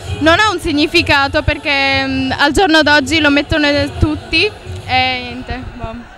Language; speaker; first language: Italian; early bilingual, other home language; Bangla